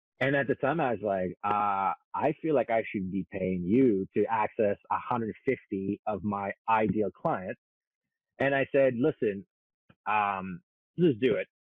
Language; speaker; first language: English; non-native, local second language; French